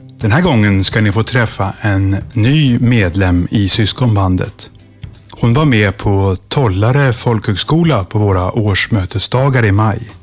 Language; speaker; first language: Swedish; native; Swedish